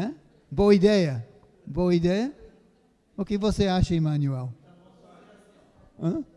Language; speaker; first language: Portuguese; non-native, fluent; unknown